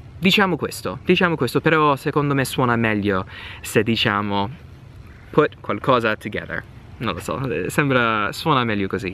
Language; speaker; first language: Italian; non-native, fluent; English